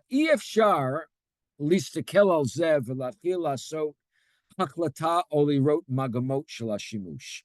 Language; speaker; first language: Hebrew; non-native, fluent; English